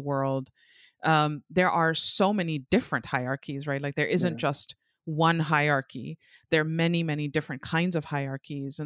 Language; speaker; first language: English; non-native, local second language; Urdu